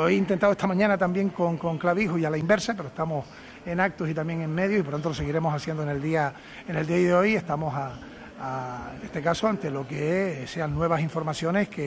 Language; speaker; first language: Spanish; native; Spanish